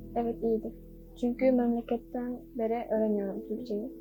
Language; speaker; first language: Turkish; non-native, learner; Chinese